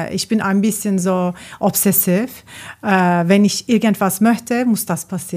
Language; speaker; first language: German; non-native, learner; Turkish